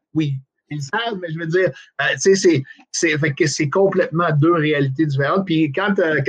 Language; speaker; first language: French; native; French